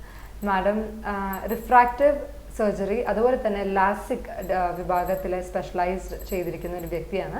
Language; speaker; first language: Malayalam; native; Malayalam